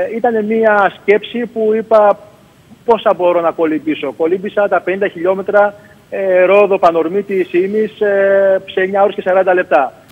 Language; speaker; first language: Greek; native; Greek